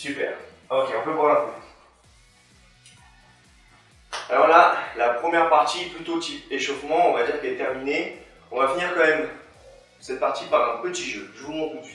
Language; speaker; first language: French; native; French